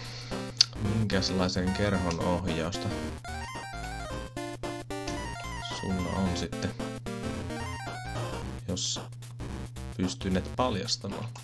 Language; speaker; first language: Finnish; native; Finnish